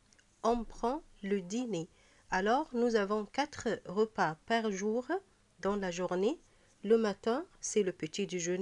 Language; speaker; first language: French; non-native, fluent; Arabic